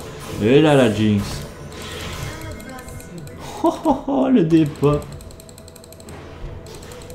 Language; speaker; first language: French; native; French